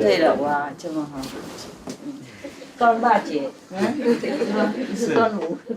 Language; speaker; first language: Chinese; non-native, fluent; Vietnamese